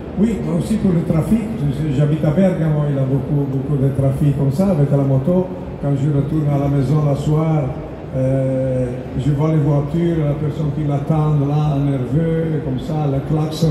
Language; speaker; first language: French; non-native, learner; Italian